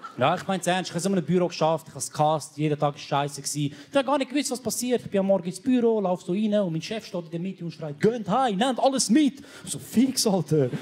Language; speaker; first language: German; early bilingual, other home language; Croatian